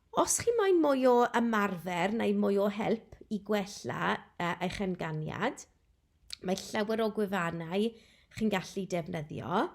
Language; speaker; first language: Welsh; non-native, local second language; English